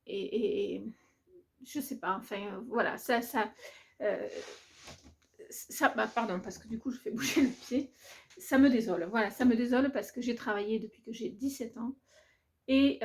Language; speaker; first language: French; native; French